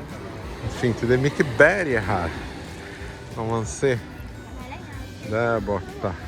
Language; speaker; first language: Swedish; non-native, fluent; Portuguese